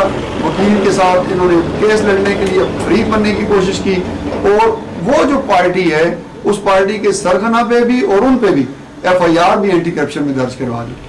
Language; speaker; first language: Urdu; non-native, local second language; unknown